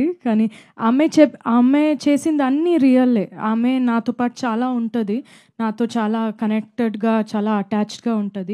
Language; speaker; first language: Telugu; non-native, fluent; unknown